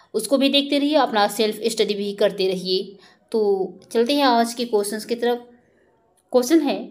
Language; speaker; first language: Hindi; native; Hindi